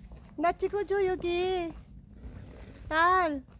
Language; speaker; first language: Korean; non-native, learner; Filipino